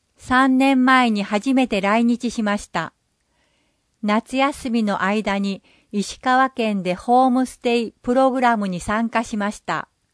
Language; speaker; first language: Japanese; non-native, fluent; English